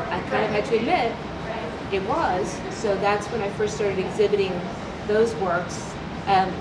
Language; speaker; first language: English; native; English